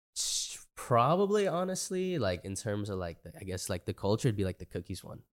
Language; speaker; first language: English; native; English